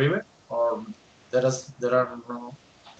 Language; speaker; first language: English; non-native, learner; Spanish